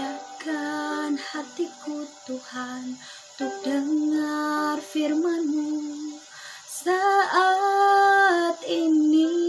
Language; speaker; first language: Indonesian; native; Indonesian